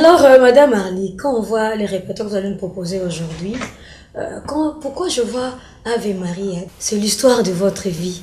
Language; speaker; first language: French; non-native, local second language; Lingala